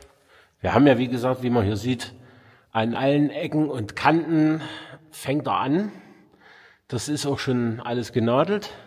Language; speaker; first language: German; native; German